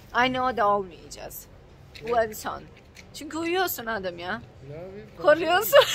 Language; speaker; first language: Turkish; non-native, learner; Bosnian